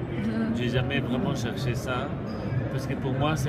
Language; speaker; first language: French; non-native, fluent; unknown